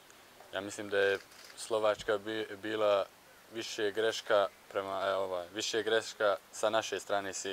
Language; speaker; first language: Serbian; early bilingual, heritage; Bosnian